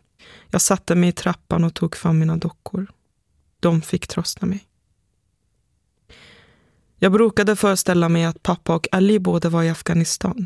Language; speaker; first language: Swedish; early bilingual, other home language; Persian